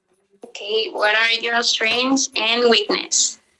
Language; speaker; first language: English; non-native, learner; Spanish